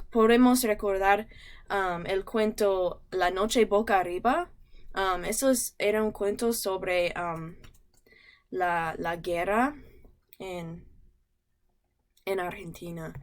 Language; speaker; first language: Spanish; non-native, learner; English